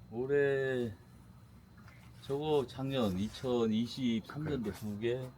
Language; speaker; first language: Korean; native; Korean